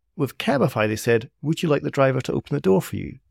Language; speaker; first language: English; native; English